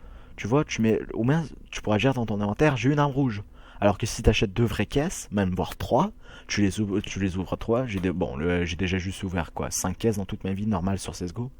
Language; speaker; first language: French; native; French